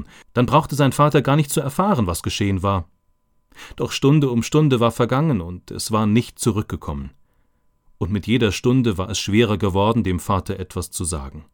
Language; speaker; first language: German; native; German